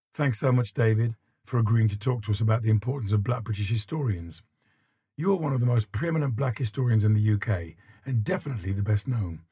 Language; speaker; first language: English; native; English